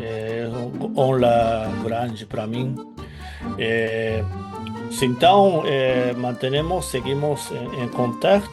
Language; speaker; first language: Portuguese; non-native, fluent; Japanese